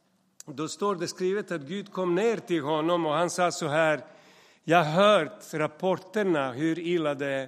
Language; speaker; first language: Swedish; non-native, fluent; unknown